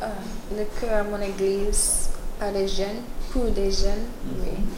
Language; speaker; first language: French; non-native, learner; English